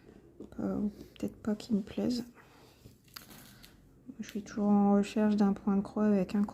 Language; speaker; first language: French; native; French